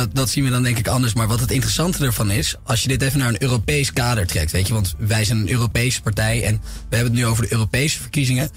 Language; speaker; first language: Dutch; native; Dutch